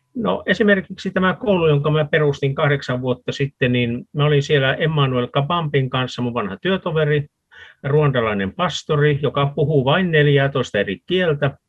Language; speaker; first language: Finnish; native; Finnish